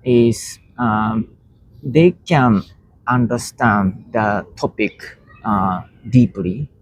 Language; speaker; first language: English; non-native, learner; Japanese